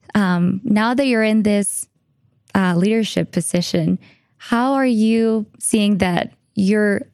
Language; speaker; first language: English; non-native, fluent; Spanish